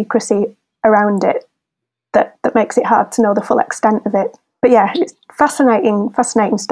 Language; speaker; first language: English; native; English